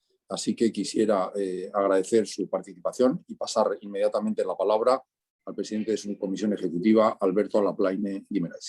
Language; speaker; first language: Spanish; native; Spanish